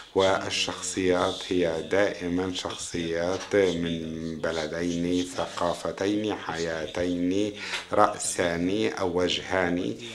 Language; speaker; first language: Arabic; native; Arabic